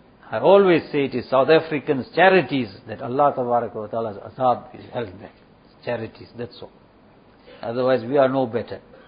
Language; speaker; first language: English; native; English